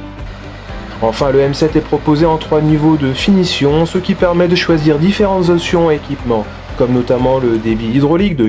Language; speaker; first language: French; native; French